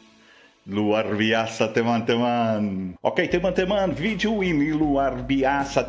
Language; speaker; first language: Indonesian; non-native, fluent; Portuguese